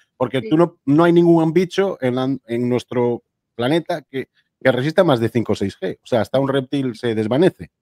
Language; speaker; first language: Spanish; native; Spanish